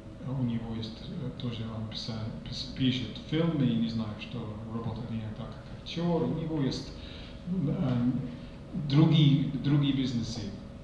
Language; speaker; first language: Russian; non-native, fluent; English